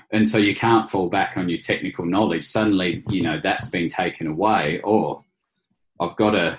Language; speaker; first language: English; native; English